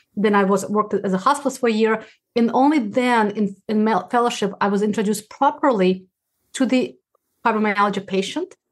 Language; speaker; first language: English; non-native, fluent; Uzbek